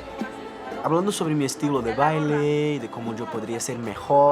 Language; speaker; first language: Spanish; non-native, fluent; Portuguese